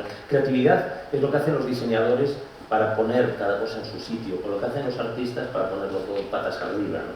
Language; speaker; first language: Spanish; native; Spanish